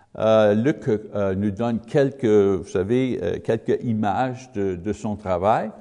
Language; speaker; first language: French; non-native, learner; English